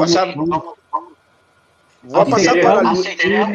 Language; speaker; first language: Portuguese; non-native, learner; Spanish